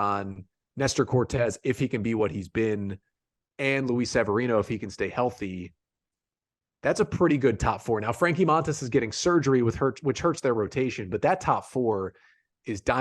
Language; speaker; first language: English; native; English